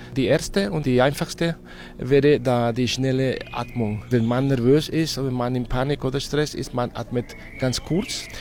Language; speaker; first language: German; non-native, fluent; Spanish